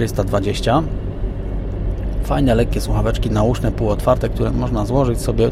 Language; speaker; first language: Polish; native; Polish